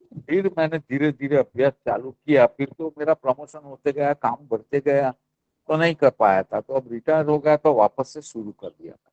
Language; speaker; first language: Hindi; non-native, local second language; Gujarati